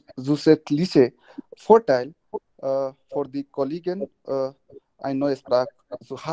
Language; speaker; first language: German; non-native, learner; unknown